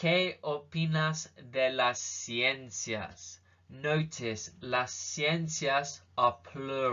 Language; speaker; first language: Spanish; non-native, fluent; English